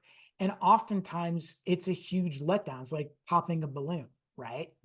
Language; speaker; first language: English; native; English